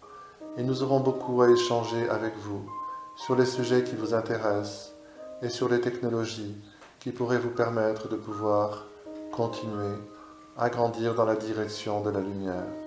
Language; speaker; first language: French; native; French